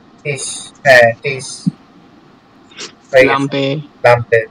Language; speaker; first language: German; non-native, learner; Bangla